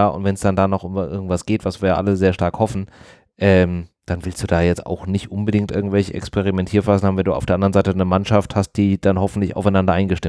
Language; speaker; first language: German; native; German